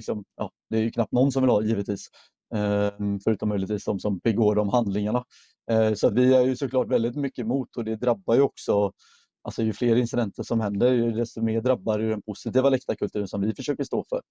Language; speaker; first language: Swedish; native; Swedish